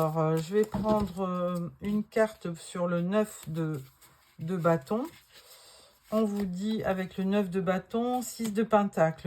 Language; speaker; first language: French; native; French